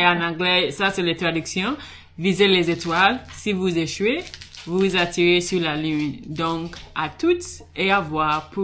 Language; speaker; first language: French; non-native, learner; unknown